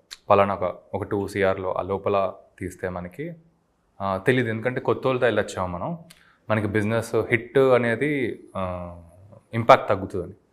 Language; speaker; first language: Telugu; native; Telugu